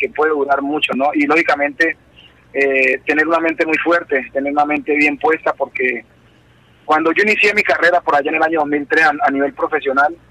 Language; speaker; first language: Spanish; native; Spanish